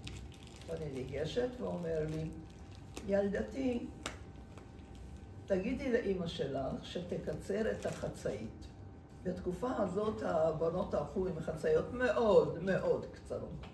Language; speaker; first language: Hebrew; non-native, fluent; Hungarian